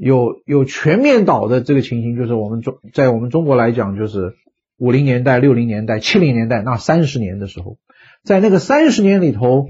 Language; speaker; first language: Chinese; native; Chinese